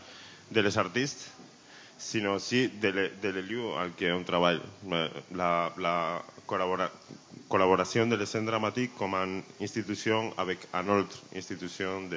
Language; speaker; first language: French; non-native, learner; Spanish